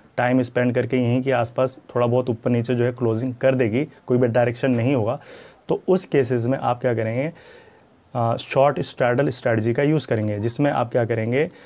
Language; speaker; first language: Hindi; native; Hindi